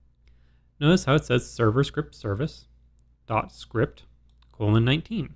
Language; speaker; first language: English; native; English